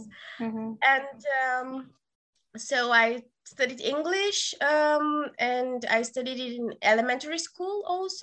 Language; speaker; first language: English; non-native, fluent; Bulgarian